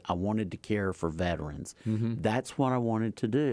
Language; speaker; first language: English; native; English